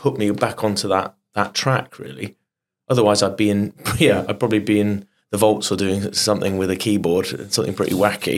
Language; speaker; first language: English; native; English